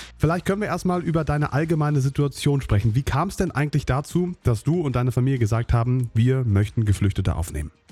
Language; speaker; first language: German; native; German